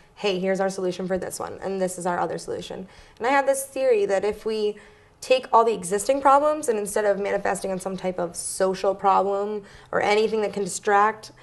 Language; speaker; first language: English; native; English